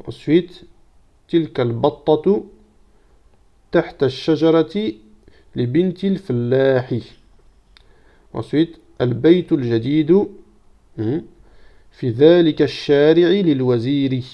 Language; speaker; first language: Arabic; non-native, fluent; French